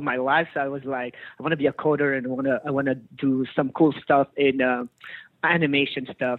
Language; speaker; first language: English; non-native, local second language; Filipino